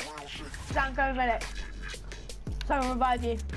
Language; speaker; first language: English; native; English